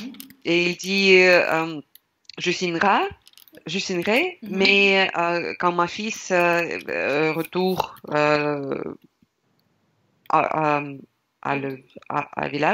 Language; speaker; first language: French; non-native, learner; Russian